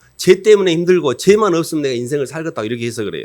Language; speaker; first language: Korean; native; Korean